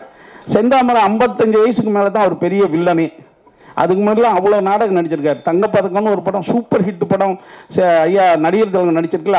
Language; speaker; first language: Tamil; native; Tamil